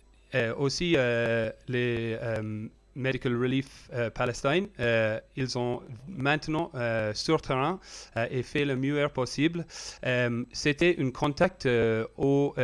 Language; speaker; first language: French; non-native, learner; English